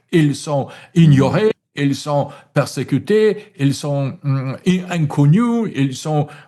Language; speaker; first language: French; non-native, fluent; Russian